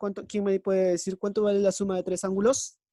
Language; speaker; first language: Spanish; native; Spanish